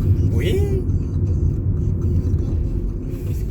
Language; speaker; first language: French; native; French